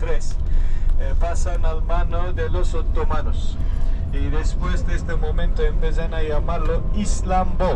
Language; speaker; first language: Spanish; non-native, fluent; Turkish